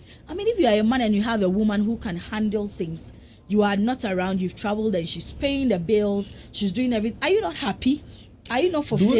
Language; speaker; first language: English; non-native, local second language; Akan